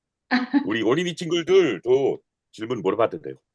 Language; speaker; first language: Korean; non-native, learner; English